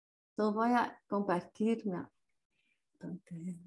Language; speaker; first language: Spanish; non-native, learner; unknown